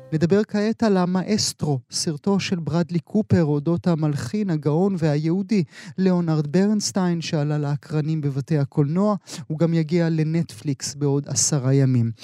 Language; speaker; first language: Hebrew; native; Hebrew